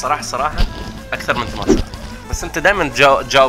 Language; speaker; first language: Arabic; native; Arabic